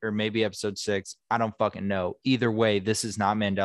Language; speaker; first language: English; native; English